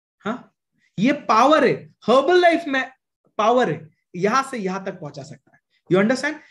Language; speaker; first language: Hindi; non-native, local second language; Marathi